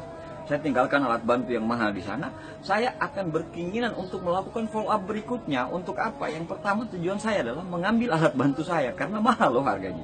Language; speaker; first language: Indonesian; native; Indonesian